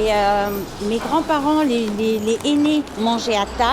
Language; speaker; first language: French; non-native, fluent; Turkish